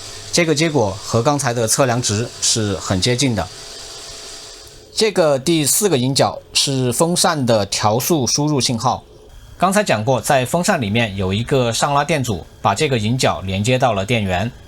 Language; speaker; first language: Chinese; native; Chinese